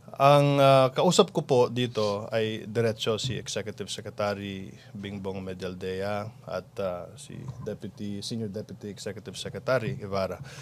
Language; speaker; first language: Filipino; non-native, local second language; Cebuano